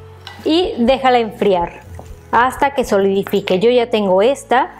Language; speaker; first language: Spanish; native; Spanish